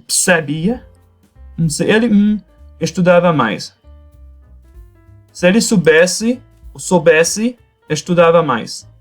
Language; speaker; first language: Portuguese; non-native, fluent; French